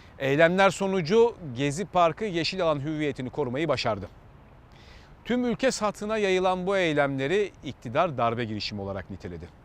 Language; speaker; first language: Turkish; native; Turkish